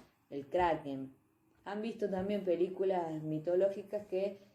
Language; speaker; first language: Spanish; native; Spanish